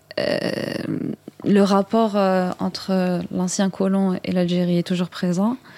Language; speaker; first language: French; non-native, local second language; Arabic